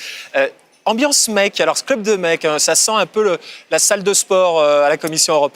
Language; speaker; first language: French; native; French